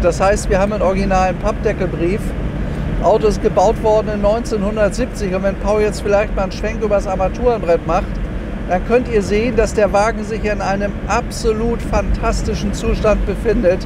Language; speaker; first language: German; native; German